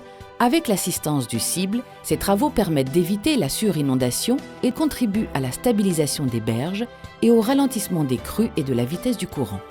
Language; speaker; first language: French; native; French